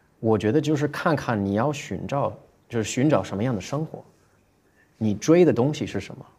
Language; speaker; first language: Chinese; non-native, fluent; English